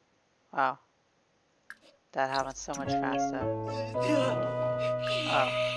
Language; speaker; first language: English; non-native, fluent; German